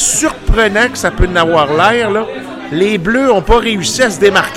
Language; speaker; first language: French; native; French